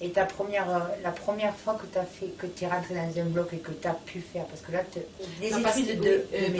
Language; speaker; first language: French; native; French